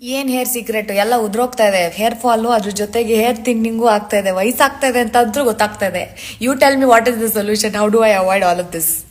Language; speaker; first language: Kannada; native; Kannada